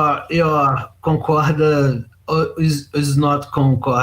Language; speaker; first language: English; non-native, learner; Portuguese